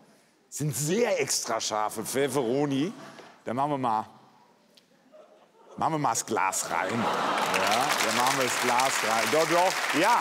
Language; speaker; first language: German; native; German